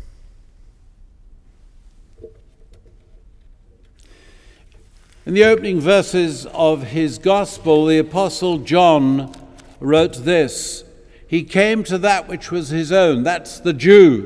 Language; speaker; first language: English; native; English